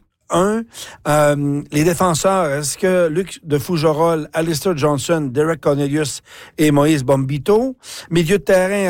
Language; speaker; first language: French; native; French